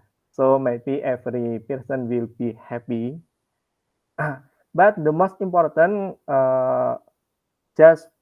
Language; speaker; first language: English; non-native, learner; Indonesian